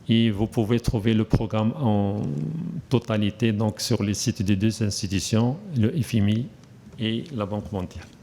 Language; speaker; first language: French; non-native, local second language; Arabic